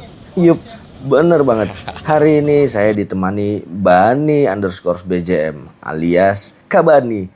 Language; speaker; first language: Indonesian; native; Indonesian